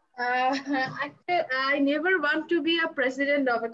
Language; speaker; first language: English; non-native, learner; Bangla